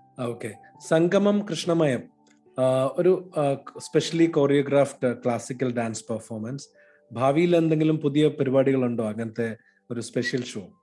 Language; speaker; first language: Malayalam; native; Malayalam